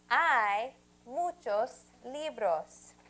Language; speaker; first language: Spanish; non-native, fluent; English